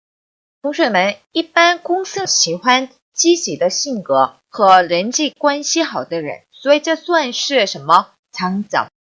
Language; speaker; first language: Chinese; non-native, fluent; Korean